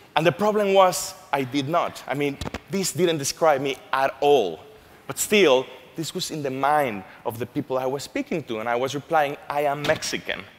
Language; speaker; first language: English; non-native, fluent; Spanish